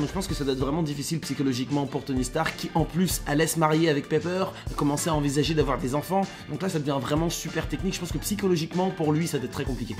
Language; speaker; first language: French; native; French